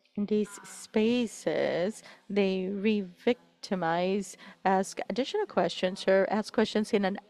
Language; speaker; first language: English; non-native, fluent; Spanish